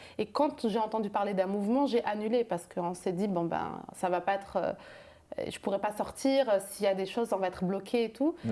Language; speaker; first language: French; non-native, local second language; Arabic